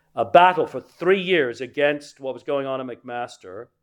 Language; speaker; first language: English; native; English